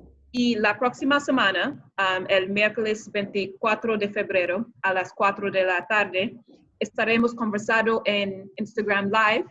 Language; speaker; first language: Spanish; non-native, fluent; English